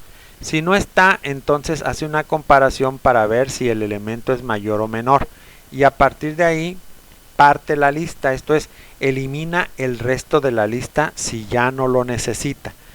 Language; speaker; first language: Spanish; native; Spanish